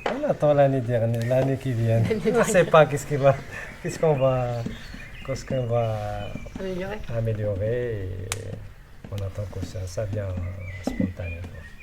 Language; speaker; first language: French; non-native, local second language; Arabic